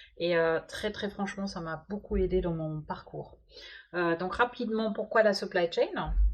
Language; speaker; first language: French; non-native, fluent; German